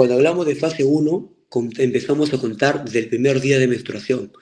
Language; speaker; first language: Spanish; native; Spanish